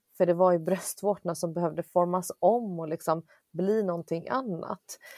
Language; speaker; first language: Swedish; early bilingual, other home language; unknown